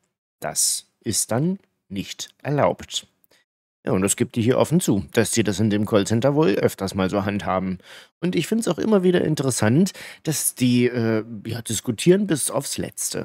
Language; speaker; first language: German; native; German